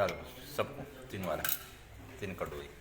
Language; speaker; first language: Hindi; non-native, learner; Pashto